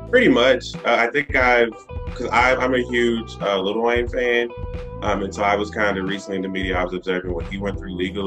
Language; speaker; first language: English; native; English